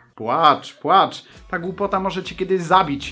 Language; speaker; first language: Polish; native; Polish